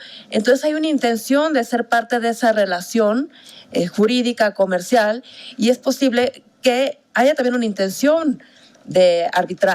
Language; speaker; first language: Spanish; native; Spanish